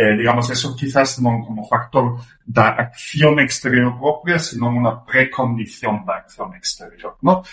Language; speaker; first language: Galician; non-native, fluent; German